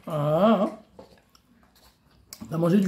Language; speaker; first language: French; native; French